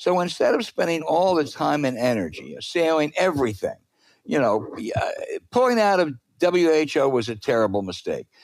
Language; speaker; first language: English; native; English